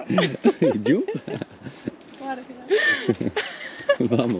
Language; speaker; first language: Portuguese; non-native, learner; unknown